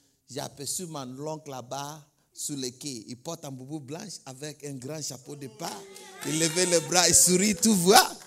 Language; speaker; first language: French; non-native, learner; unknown